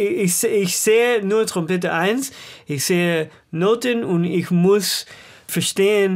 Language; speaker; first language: German; non-native, learner; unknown